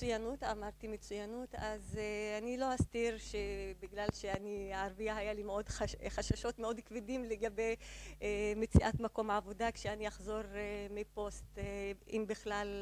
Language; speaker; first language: Hebrew; non-native, local second language; Arabic